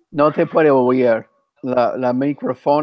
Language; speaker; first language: Spanish; non-native, fluent; English